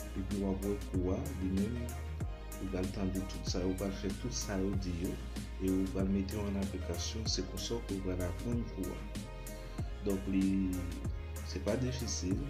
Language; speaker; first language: French; non-native, learner; Haitian Creole